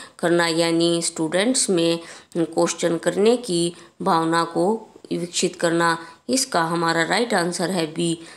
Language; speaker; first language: Hindi; native; Hindi